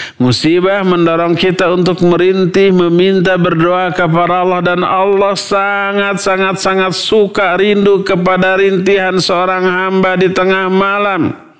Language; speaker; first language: Indonesian; non-native, local second language; Sundanese